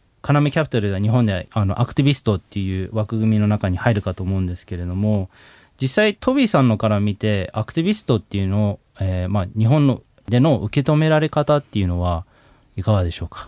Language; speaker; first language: Japanese; native; Japanese